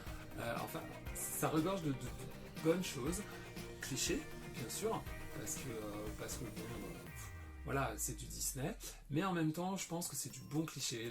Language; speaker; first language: French; native; French